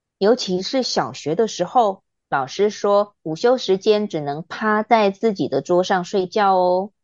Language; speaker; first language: Chinese; native; Chinese